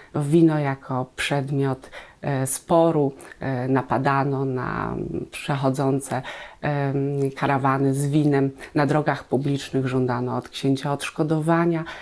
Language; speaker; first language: Polish; native; Polish